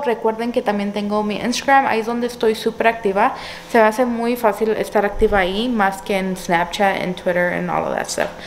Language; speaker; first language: Spanish; early bilingual, other home language; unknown